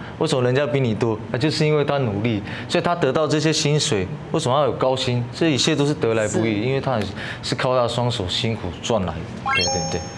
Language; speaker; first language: Chinese; native; Chinese